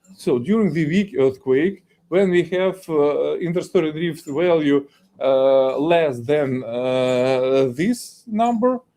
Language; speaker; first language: English; non-native, fluent; Ukrainian